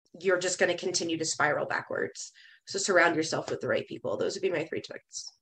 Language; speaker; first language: English; native; English